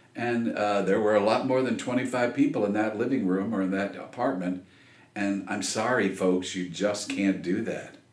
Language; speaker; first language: English; native; English